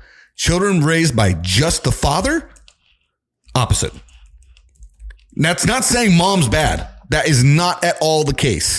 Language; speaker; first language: English; native; English